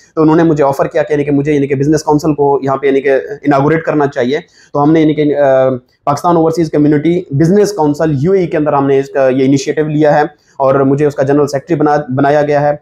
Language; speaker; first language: Urdu; non-native, local second language; Saraiki